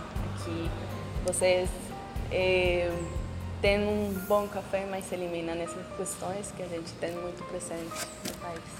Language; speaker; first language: Portuguese; non-native, fluent; Spanish